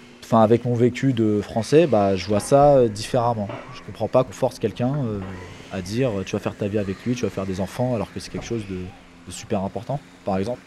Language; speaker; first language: French; early bilingual, other home language; Kabyle